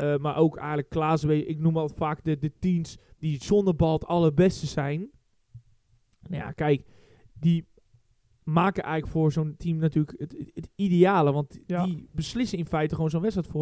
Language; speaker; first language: Dutch; native; Dutch